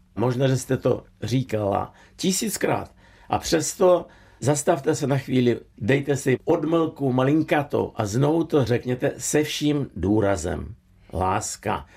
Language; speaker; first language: Czech; non-native, fluent; Russian